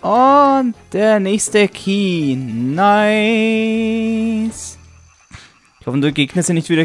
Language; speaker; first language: German; native; German